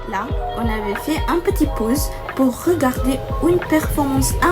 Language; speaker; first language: French; non-native, fluent; Malay